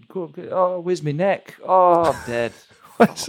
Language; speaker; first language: English; native; English